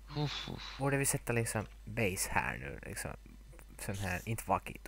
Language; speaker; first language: Swedish; non-native, local second language; Finnish